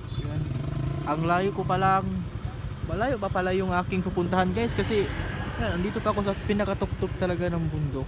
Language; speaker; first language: Filipino; non-native, local second language; Cebuano